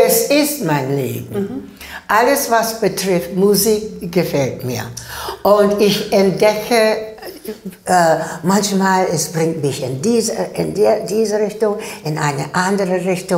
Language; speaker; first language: German; non-native, learner; English